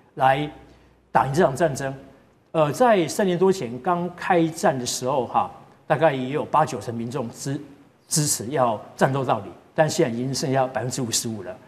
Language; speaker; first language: Chinese; native; Chinese